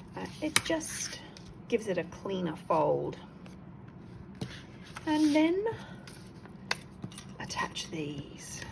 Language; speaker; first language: English; native; English